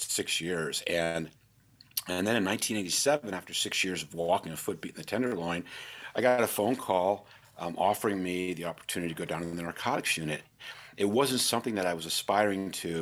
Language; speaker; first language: English; native; English